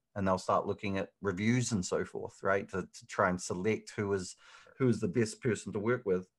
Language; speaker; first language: English; native; English